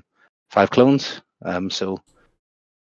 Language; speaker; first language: English; native; English